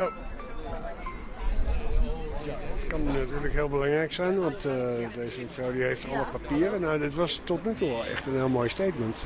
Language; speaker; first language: Dutch; native; Dutch